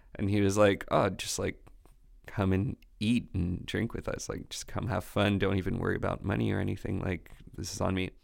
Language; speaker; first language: English; non-native, fluent; French